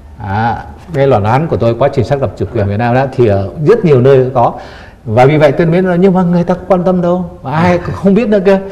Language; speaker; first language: Vietnamese; native; Vietnamese